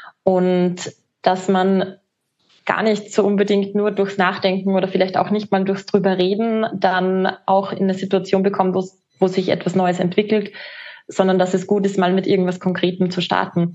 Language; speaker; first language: German; native; German